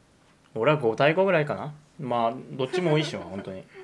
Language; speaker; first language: Japanese; non-native, fluent; Korean